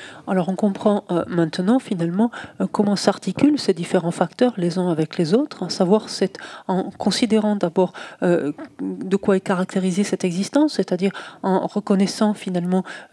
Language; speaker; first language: French; native; French